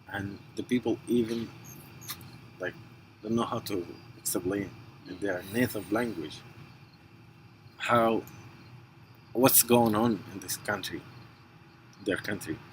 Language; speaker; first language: English; non-native, fluent; Arabic